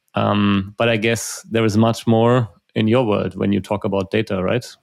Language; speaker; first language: English; non-native, fluent; German